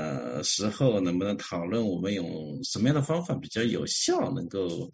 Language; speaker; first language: Chinese; native; Chinese